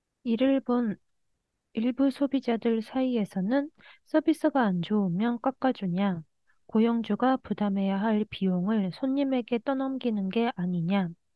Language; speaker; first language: Korean; early bilingual, heritage; Korean